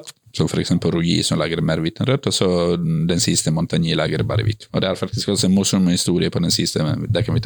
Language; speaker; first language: Norwegian; non-native, fluent; Italian